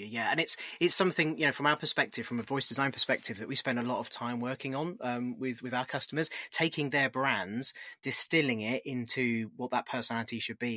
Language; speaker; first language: English; native; English